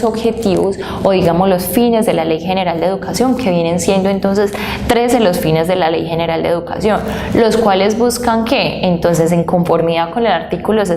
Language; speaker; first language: Spanish; native; Spanish